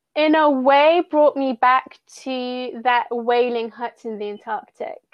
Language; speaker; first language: English; early bilingual, other home language; Persian